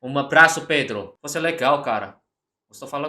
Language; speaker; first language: Portuguese; non-native, learner; Indonesian